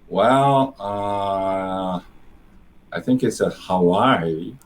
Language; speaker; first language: English; non-native, learner; Japanese